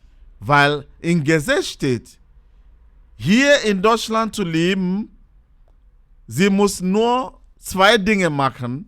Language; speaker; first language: German; non-native, learner; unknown